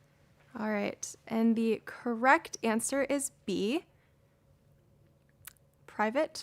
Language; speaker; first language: English; native; English